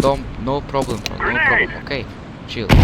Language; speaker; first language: English; non-native, learner; Slovak